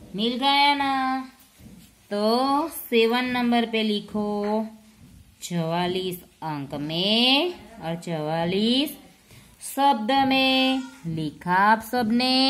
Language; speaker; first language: Hindi; non-native, local second language; Gujarati